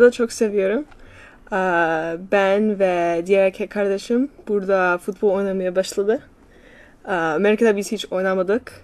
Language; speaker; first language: Turkish; non-native, learner; English